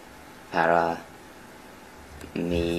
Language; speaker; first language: Spanish; non-native, learner; English